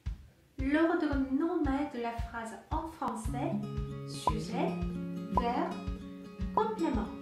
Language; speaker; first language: French; non-native, fluent; Korean